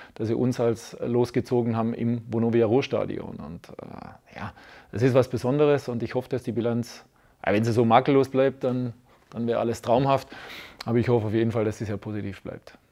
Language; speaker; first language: German; native; German